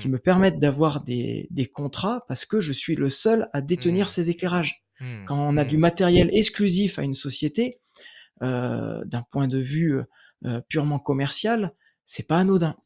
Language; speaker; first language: French; native; French